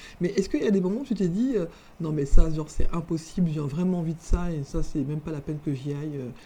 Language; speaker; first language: French; native; French